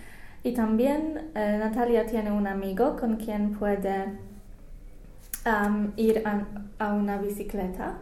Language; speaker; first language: Spanish; non-native, learner; English